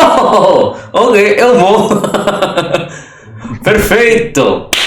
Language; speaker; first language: Portuguese; non-native, learner; Indonesian